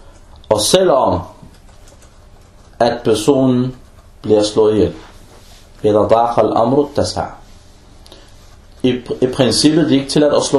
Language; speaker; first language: Danish; non-native, fluent; Arabic